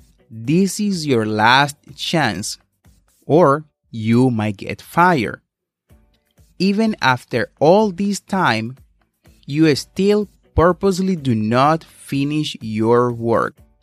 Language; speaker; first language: English; non-native, fluent; Spanish